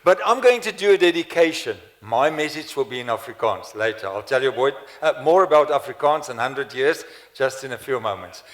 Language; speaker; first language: English; non-native, local second language; Afrikaans